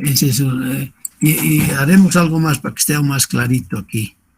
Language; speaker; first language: Spanish; native; Spanish